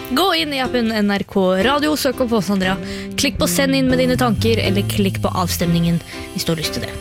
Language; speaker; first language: Norwegian; native; Norwegian